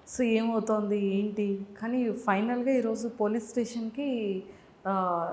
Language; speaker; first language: Telugu; native; Telugu